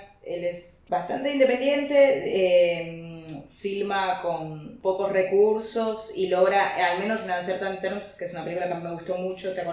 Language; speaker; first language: Spanish; native; Spanish